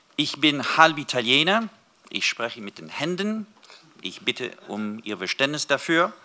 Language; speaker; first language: German; non-native, fluent; English